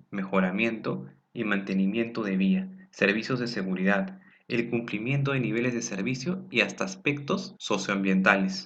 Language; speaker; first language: Spanish; native; Spanish